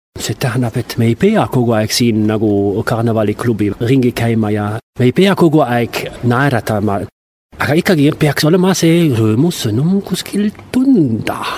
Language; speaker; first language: Estonian; non-native, fluent; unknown